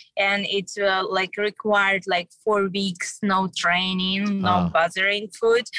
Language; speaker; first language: English; non-native, learner; Russian